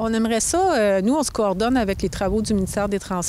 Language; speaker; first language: French; native; French